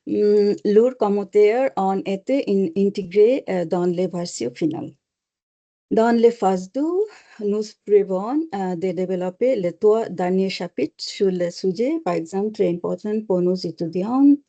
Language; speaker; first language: French; non-native, learner; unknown